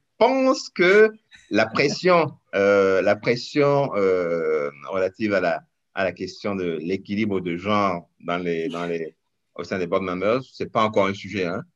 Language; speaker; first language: French; non-native, local second language; Rundi